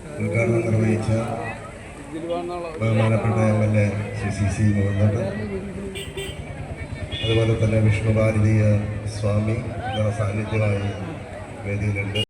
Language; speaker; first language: Malayalam; native; Malayalam